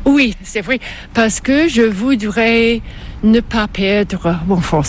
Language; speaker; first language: French; non-native, local second language; English